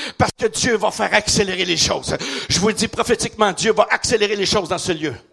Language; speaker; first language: French; native; French